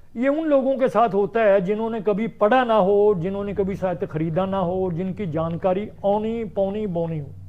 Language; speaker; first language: Hindi; non-native, local second language; Punjabi